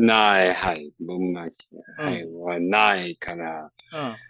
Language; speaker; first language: Japanese; non-native, learner; English